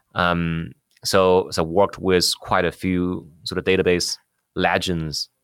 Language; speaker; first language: English; non-native, fluent; Chinese